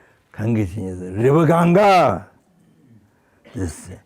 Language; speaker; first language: English; non-native, fluent; Sherpa